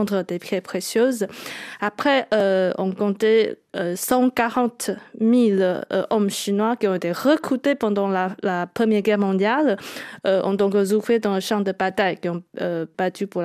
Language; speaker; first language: French; non-native, fluent; Chinese